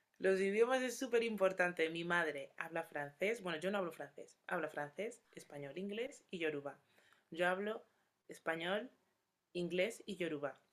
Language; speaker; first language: Spanish; early bilingual, other home language; Yoruba